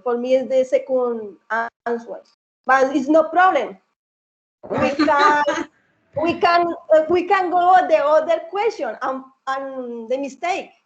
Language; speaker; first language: English; non-native, learner; Spanish